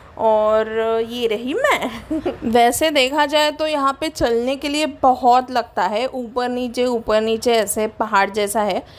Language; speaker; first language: Hindi; non-native, local second language; Marathi